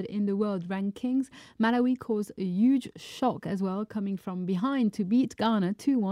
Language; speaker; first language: English; non-native, fluent; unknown